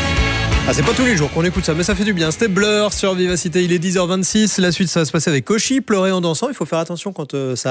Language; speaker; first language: French; native; French